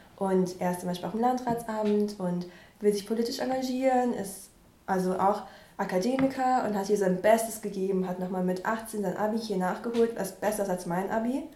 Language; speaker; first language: German; early bilingual, other home language; Vietnamese